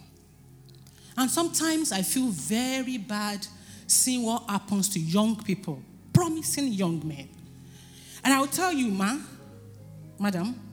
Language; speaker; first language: English; non-native, local second language; Yoruba